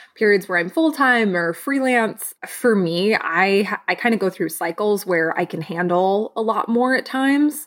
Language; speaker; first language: English; native; English